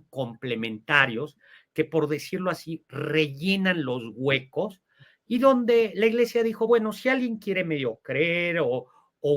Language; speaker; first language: Spanish; native; Spanish